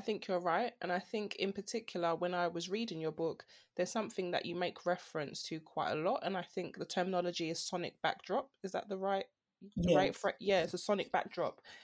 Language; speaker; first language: English; native; English